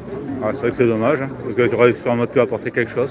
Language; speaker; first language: French; native; French